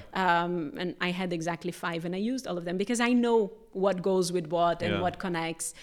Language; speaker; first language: English; non-native, fluent; Portuguese